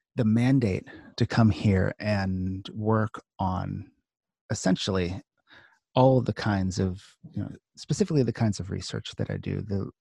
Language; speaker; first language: English; native; English